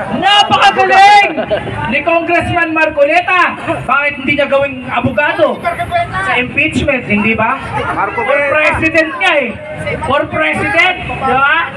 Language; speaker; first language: Filipino; native; Filipino